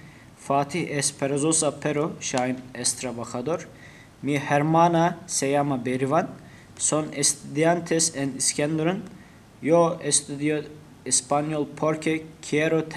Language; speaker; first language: Spanish; non-native, learner; Turkish